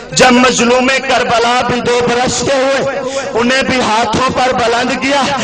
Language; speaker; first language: Urdu; non-native, local second language; Saraiki